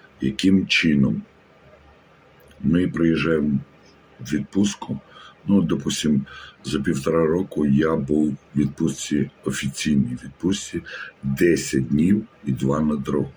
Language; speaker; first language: Ukrainian; native; Ukrainian